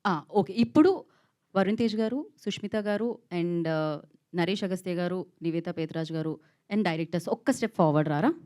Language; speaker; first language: Telugu; native; Telugu